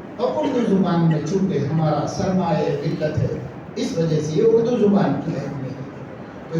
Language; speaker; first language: Urdu; native; Urdu